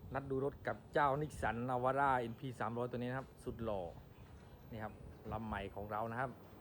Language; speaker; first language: Thai; non-native, local second language; Khmer